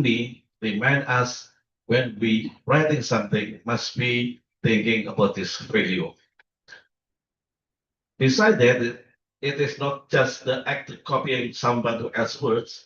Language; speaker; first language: English; non-native, learner; Indonesian